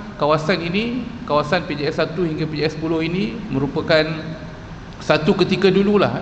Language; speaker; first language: Malay; native; Malay